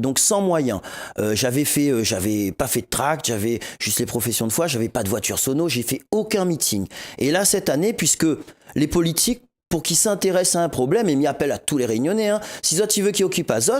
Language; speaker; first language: French; non-native, local second language; Réunion Creole French